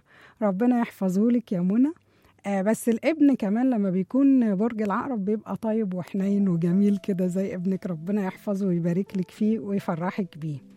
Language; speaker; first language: Arabic; native; Arabic